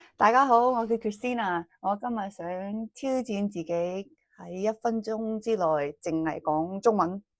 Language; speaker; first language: Cantonese; early bilingual, heritage; English